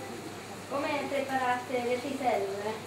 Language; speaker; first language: Italian; non-native, fluent; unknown